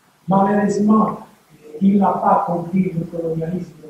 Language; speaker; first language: Italian; native; Italian